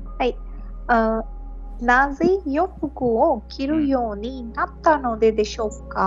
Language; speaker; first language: Japanese; non-native, learner; Hindi